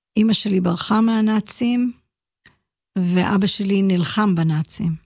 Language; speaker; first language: Hebrew; early bilingual, heritage; Hebrew